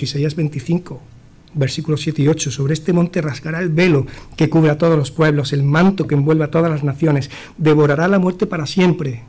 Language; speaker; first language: Spanish; native; Spanish